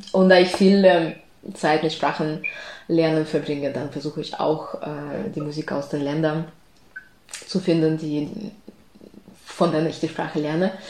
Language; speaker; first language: German; non-native, fluent; Ukrainian